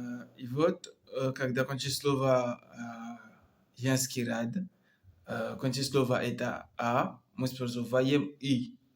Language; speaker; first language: Russian; non-native, learner; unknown